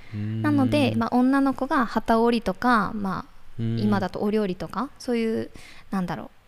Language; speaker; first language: Japanese; native; Japanese